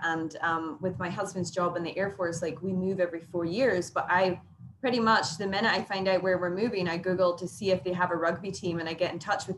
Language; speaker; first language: English; native; English